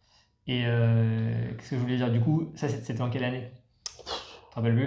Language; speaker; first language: French; native; French